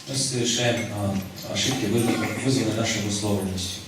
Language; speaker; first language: Russian; native; Russian